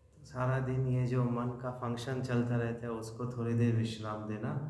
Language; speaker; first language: Hindi; non-native, local second language; Bangla